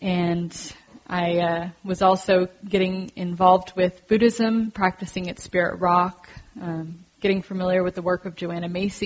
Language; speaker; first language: English; native; English